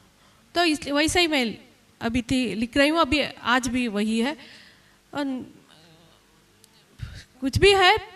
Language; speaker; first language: Hindi; non-native, local second language; Kannada